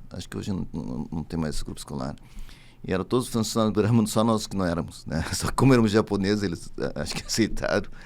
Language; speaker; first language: Portuguese; early bilingual, other home language; Japanese